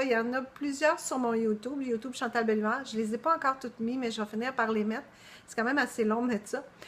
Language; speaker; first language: French; native; French